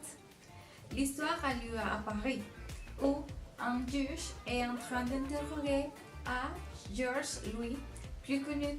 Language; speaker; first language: French; non-native, fluent; Spanish